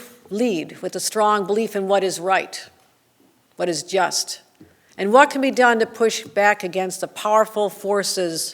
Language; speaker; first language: English; native; English